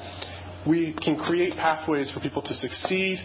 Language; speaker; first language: English; native; English